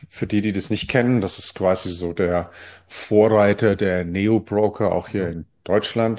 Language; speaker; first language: German; native; German